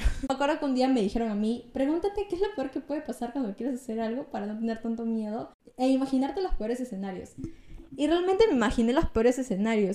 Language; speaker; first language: Spanish; native; Spanish